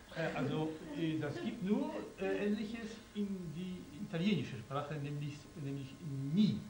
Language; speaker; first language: German; non-native, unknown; Polish